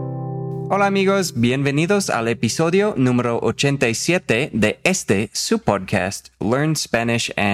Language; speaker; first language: Spanish; non-native, fluent; English